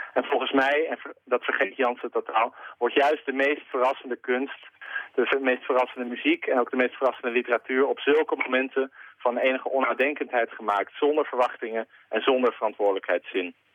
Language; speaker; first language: Dutch; native; Dutch